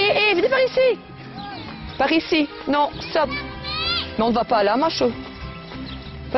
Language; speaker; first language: French; native; French